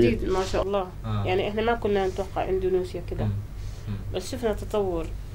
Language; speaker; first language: Arabic; native; Arabic